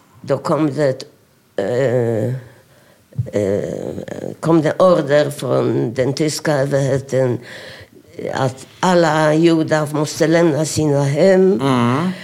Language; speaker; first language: Swedish; non-native, fluent; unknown